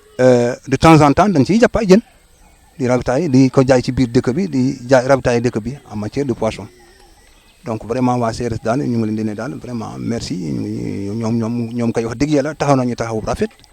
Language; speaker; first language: Wolof; non-native, local second language; Jola-Fonyi